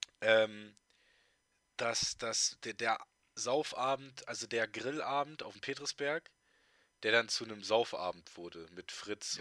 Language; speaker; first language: German; native; German